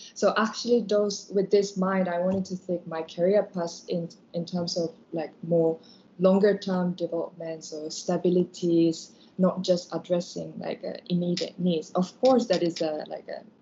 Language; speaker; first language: English; non-native, fluent; Japanese